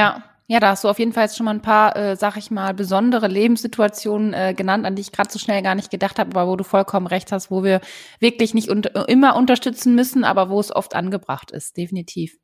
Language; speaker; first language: German; native; German